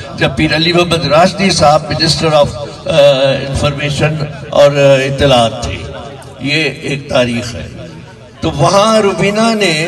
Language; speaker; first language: Urdu; non-native, local second language; Sindhi